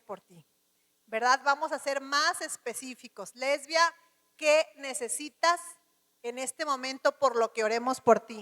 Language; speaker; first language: Spanish; native; Spanish